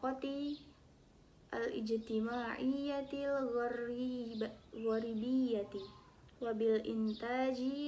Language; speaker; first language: Arabic; non-native, learner; Indonesian